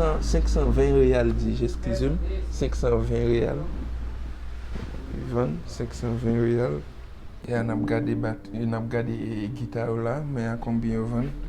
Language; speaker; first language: French; non-native, learner; Haitian Creole